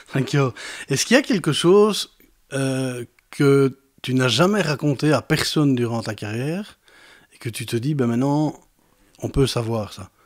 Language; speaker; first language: French; native; French